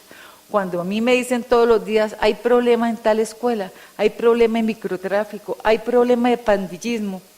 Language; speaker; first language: Spanish; native; Spanish